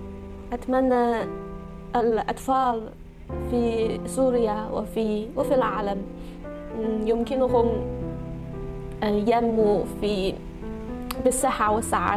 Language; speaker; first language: Arabic; non-native, learner; Chinese